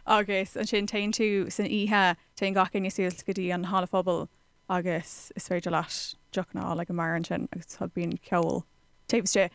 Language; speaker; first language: Irish; non-native, local second language; English